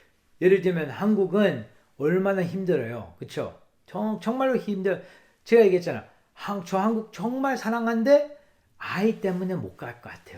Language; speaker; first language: Korean; early bilingual, heritage; English